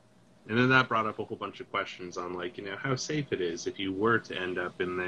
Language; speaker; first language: English; native; English